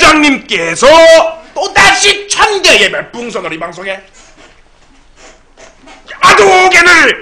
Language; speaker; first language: Korean; native; Korean